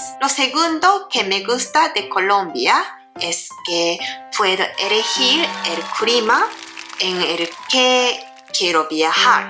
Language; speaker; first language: Spanish; non-native, learner; Japanese